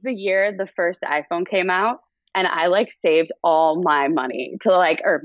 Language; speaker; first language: English; native; English